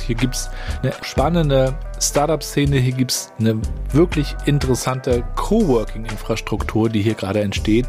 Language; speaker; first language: German; native; German